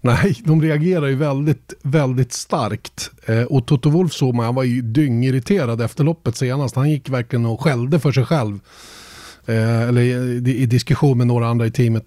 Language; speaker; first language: Swedish; native; Swedish